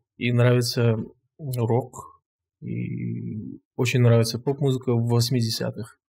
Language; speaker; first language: Russian; non-native, local second language; Kazakh